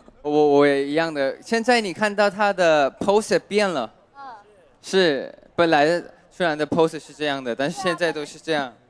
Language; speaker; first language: Chinese; non-native, fluent; Thai